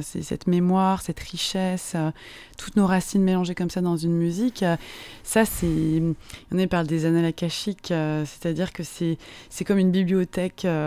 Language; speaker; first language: French; native; French